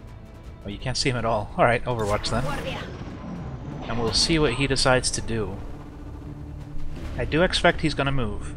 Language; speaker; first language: English; native; English